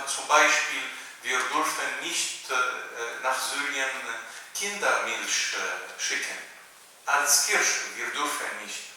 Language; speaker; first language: German; non-native, learner; Arabic